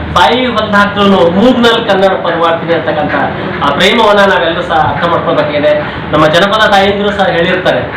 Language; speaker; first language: Kannada; native; Kannada